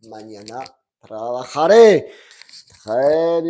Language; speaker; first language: Spanish; non-native, fluent; French